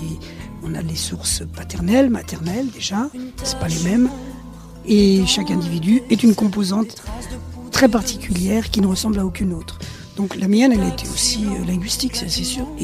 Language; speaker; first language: French; non-native, fluent; Spanish